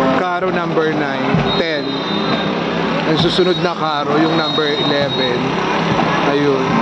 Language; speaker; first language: Filipino; native; Filipino